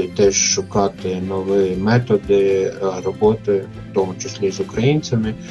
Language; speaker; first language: Ukrainian; non-native, fluent; Latvian